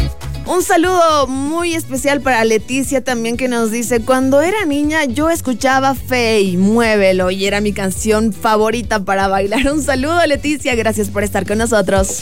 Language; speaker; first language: Spanish; native; Spanish